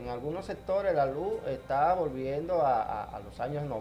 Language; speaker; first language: Spanish; native; Spanish